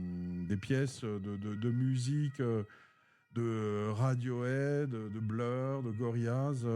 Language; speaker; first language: French; native; French